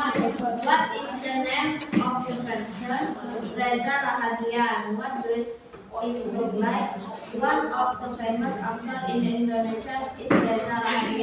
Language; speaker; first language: English; non-native, learner; Indonesian